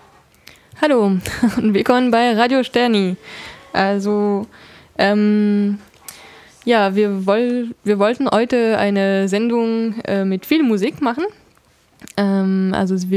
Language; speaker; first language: German; non-native, fluent; French